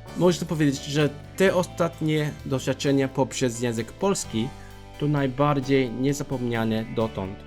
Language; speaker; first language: Polish; non-native, fluent; Cantonese